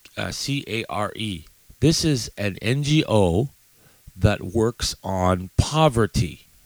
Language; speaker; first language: English; native; English